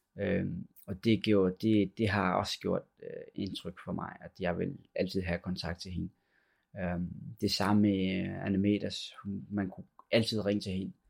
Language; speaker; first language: Danish; early bilingual, other home language; Persian